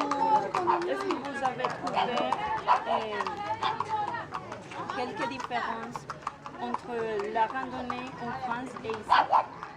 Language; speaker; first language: French; non-native, learner; Spanish